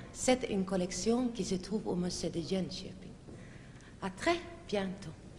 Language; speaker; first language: French; non-native, fluent; Swedish